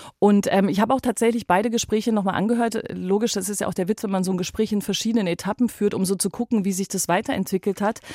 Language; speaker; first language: German; native; German